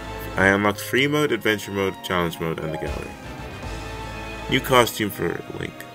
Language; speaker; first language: English; native; English